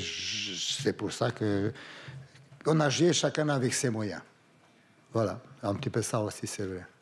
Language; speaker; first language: French; non-native, fluent; Romanian